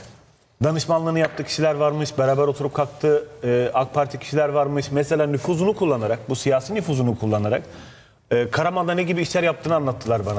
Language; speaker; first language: Turkish; native; Turkish